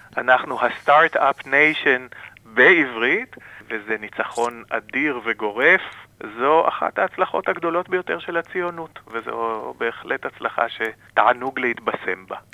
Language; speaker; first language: Hebrew; native; Hebrew